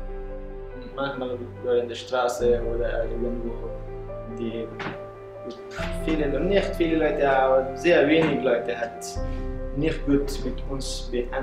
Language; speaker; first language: German; non-native, learner; Persian